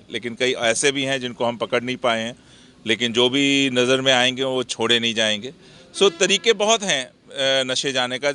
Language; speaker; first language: Hindi; non-native, local second language; Punjabi